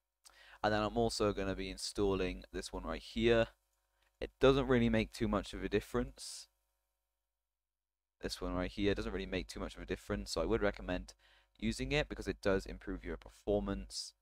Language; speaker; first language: English; native; English